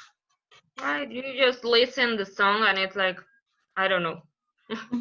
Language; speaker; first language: English; non-native, learner; Spanish